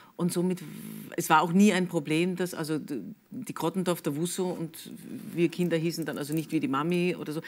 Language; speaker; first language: German; native; German